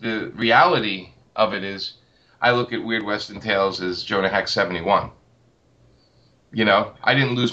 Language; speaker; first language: English; native; English